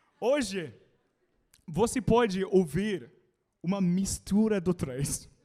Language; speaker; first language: Portuguese; non-native, learner; English